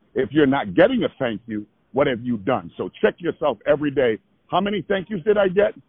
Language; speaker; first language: English; native; English